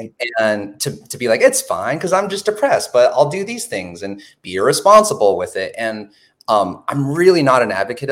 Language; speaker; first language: English; native; English